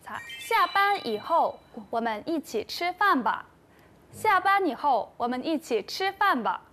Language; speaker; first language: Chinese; non-native, fluent; Korean